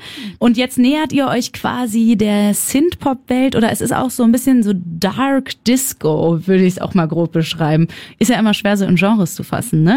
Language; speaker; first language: German; native; German